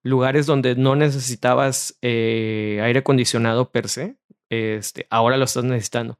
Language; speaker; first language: Spanish; native; Spanish